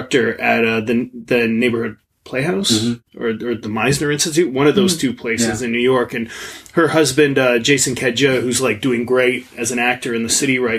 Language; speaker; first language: English; native; English